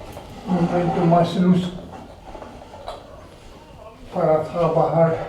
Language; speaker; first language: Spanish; non-native, learner; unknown